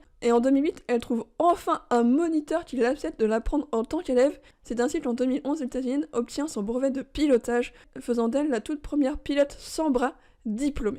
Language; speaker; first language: French; native; French